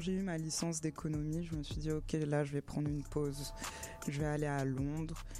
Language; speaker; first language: French; native; French